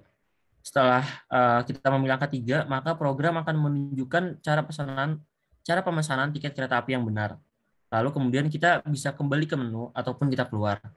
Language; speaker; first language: Indonesian; native; Indonesian